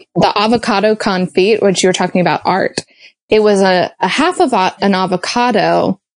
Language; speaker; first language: English; native; English